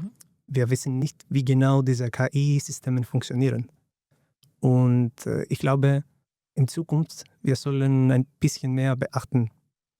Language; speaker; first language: German; non-native, fluent; Greek